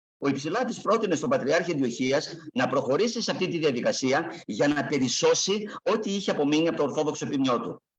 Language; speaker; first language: Greek; native; Greek